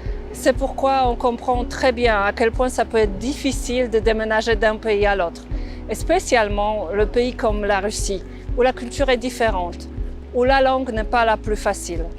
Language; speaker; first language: French; non-native, fluent; Russian